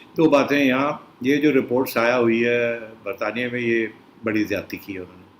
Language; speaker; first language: Urdu; non-native, local second language; Punjabi